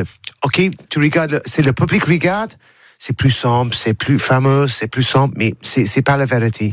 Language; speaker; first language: French; non-native, learner; English